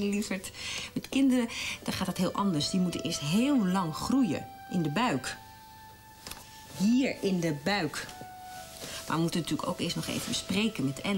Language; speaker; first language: Dutch; native; Dutch